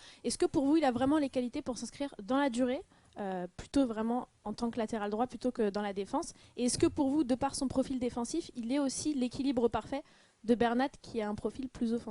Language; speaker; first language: French; native; French